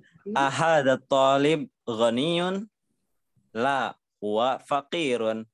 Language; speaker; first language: Arabic; non-native, fluent; Indonesian